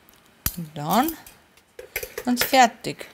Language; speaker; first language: German; native; German